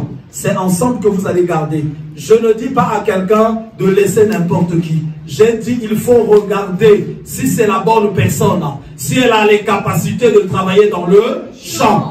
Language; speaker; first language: French; non-native, local second language; Lingala